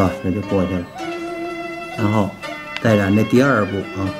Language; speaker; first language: Chinese; native; Chinese